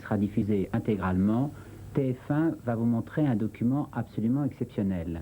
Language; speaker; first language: French; native; French